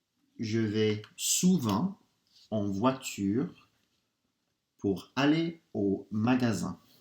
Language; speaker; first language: French; non-native, fluent; English